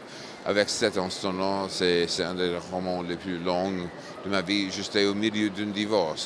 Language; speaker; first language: French; non-native, fluent; English